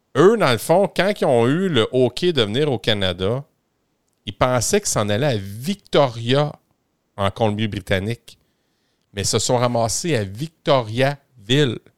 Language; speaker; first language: French; native; French